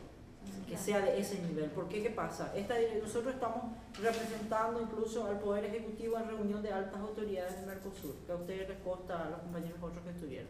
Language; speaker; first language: Spanish; native; Spanish